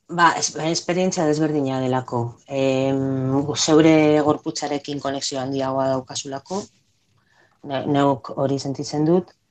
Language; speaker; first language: Basque; non-native, local second language; Spanish